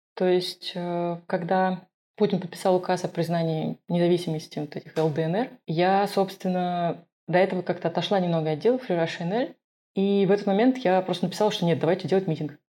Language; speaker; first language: Russian; non-native, local second language; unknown